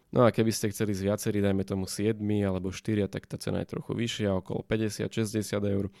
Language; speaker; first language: Slovak; native; Slovak